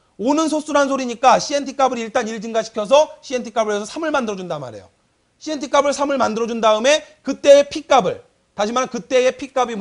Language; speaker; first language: Korean; native; Korean